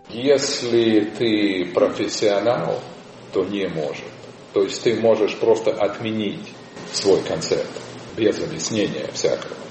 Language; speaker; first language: Russian; native; Russian